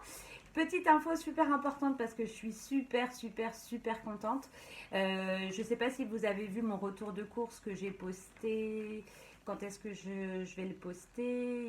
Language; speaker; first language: French; native; French